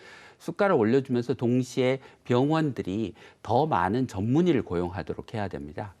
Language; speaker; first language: Korean; native; Korean